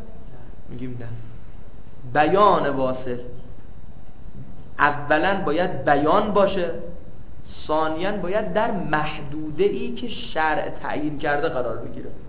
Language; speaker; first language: Persian; native; Persian